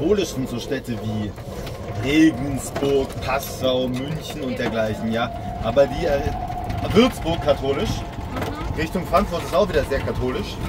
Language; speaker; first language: German; native; German